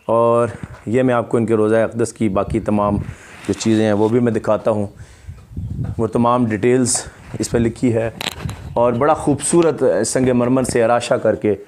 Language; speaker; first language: Urdu; non-native, local second language; Punjabi